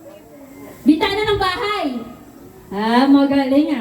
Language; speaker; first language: Filipino; native; Filipino